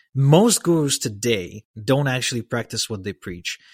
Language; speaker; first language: English; early bilingual, other home language; Hebrew